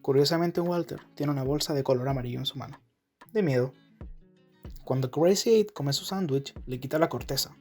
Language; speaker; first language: Spanish; native; Spanish